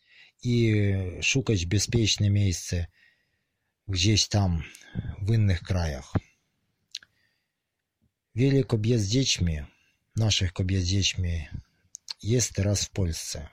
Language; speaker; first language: Polish; non-native, learner; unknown